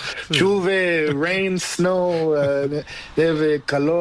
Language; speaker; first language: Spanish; non-native, learner; Portuguese